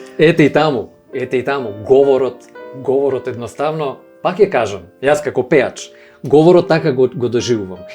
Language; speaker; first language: Macedonian; native; Macedonian